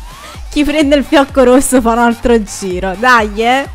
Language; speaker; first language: Italian; native; Italian